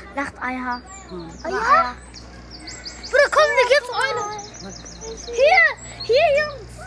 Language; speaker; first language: German; early bilingual, other home language; Arabic